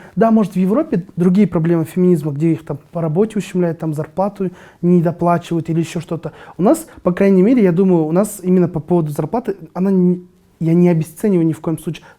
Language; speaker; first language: Russian; non-native, local second language; Kazakh